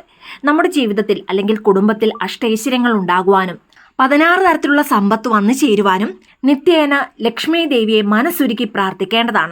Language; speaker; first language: Malayalam; native; Malayalam